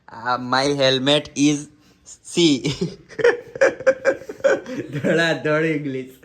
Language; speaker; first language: English; non-native, learner; Gujarati